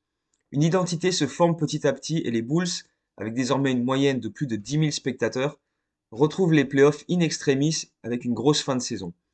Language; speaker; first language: French; native; French